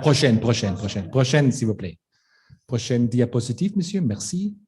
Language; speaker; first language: French; non-native, learner; German